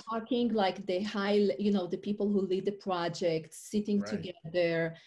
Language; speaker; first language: English; non-native, fluent; Hebrew